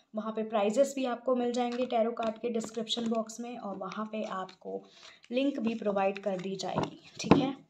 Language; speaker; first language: Hindi; native; Hindi